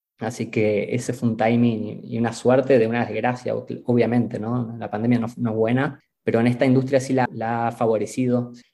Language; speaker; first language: Spanish; native; Spanish